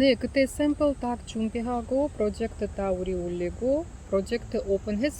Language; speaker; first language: Korean; non-native, learner; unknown